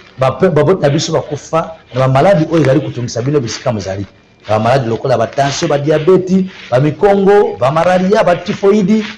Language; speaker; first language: Lingala; non-native, local second language; Kituba (Democratic Republic of Congo)